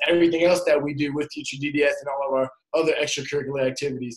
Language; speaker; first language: English; native; English